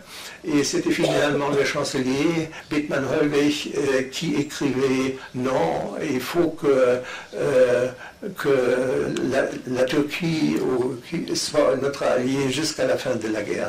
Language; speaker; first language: French; non-native, fluent; German